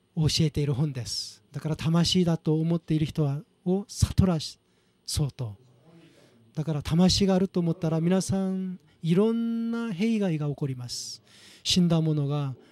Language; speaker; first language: Japanese; non-native, fluent; Korean